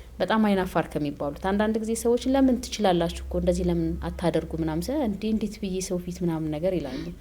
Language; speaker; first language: Amharic; native; Amharic